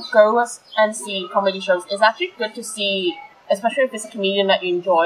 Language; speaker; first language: English; non-native, local second language; Cantonese